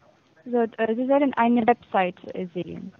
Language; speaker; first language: German; non-native, fluent; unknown